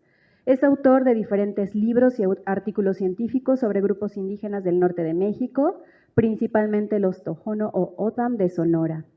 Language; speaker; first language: Spanish; native; Spanish